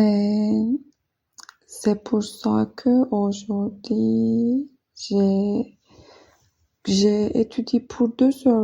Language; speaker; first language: French; non-native, learner; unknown